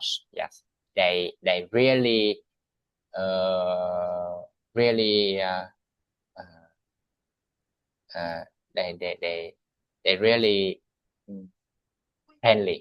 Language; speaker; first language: English; non-native, learner; Vietnamese